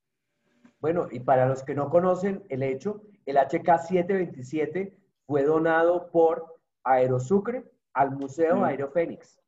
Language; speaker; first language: Spanish; native; Spanish